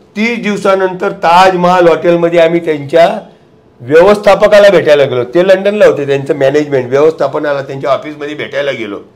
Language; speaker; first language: Marathi; non-native, local second language; Gujarati